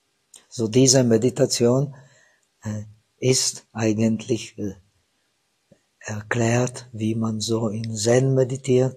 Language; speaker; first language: German; non-native, fluent; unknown